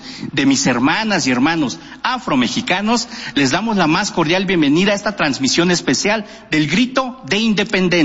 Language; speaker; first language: Spanish; non-native, local second language; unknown